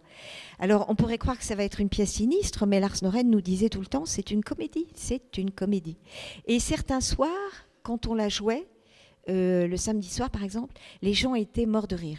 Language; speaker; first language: French; native; French